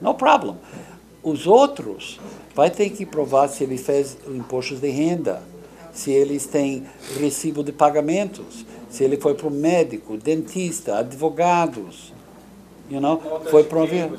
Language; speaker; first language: Portuguese; non-native, fluent; English